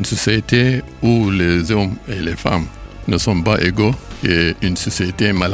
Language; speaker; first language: French; non-native, learner; Arabic